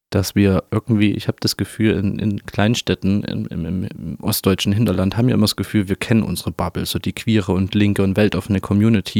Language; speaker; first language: German; native; German